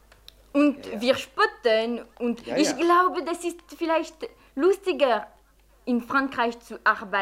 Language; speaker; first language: German; non-native, fluent; French